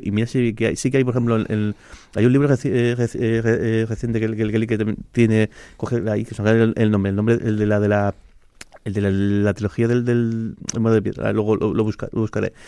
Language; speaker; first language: Spanish; native; Spanish